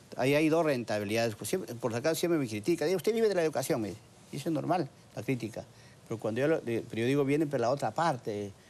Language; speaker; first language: Spanish; native; Spanish